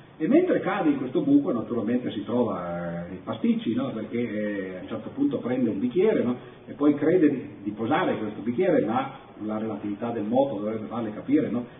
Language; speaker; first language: Italian; native; Italian